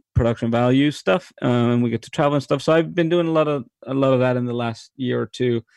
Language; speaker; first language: English; non-native, fluent; Spanish